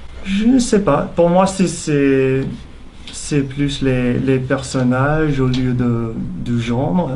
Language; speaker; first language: French; non-native, fluent; English